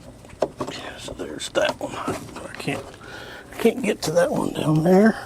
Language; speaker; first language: English; native; English